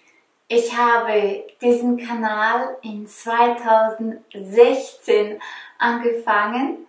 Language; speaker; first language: German; non-native, fluent; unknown